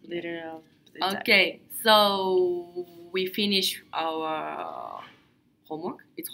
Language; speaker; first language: English; non-native, learner; Japanese